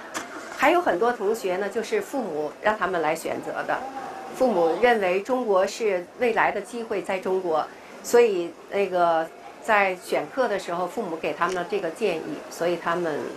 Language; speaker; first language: Chinese; non-native, fluent; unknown